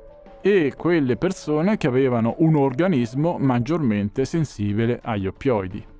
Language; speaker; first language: Italian; native; Italian